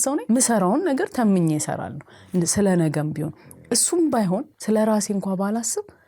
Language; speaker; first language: Amharic; native; Amharic